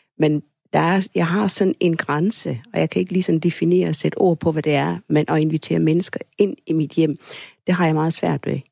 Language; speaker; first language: Danish; early bilingual, other home language; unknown